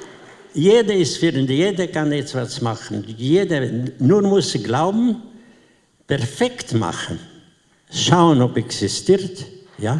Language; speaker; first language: German; non-native, learner; Slovenian